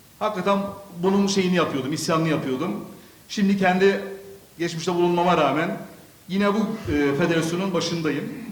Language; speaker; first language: Turkish; early bilingual, other home language; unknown